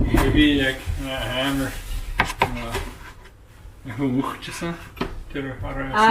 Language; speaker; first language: Mongolian; non-native, learner; English